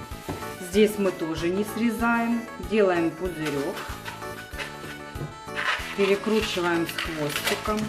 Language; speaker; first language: Russian; native; Russian